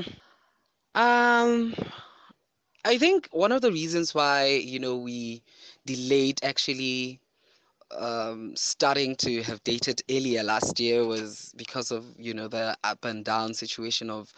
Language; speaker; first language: English; non-native, local second language; Southern Sotho